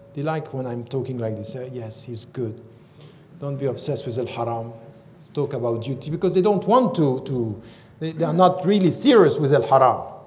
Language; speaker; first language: English; non-native, fluent; French